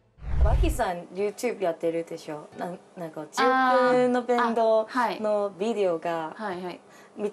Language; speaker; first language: Japanese; non-native, learner; Cantonese